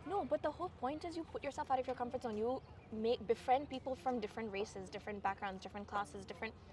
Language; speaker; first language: English; early bilingual, other home language; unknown